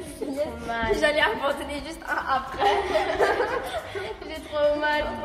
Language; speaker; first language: French; native; French